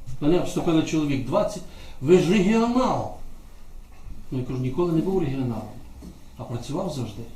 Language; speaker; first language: Ukrainian; native; Ukrainian